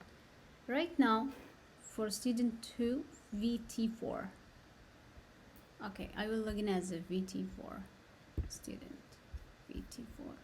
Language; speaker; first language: English; non-native, learner; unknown